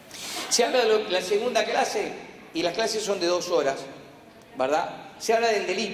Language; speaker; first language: Spanish; native; Spanish